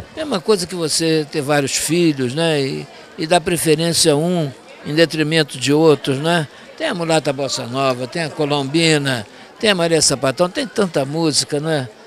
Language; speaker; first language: Portuguese; native; Portuguese